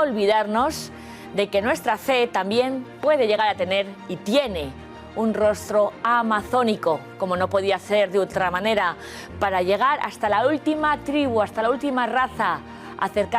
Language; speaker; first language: Spanish; native; Spanish